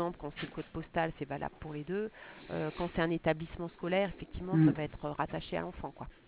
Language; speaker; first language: French; native; French